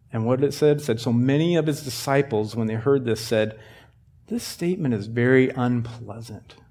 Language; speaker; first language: English; native; English